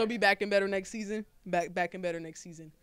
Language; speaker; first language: English; native; English